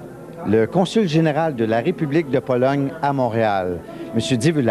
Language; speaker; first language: French; native; French